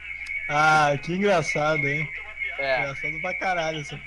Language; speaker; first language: Portuguese; native; Portuguese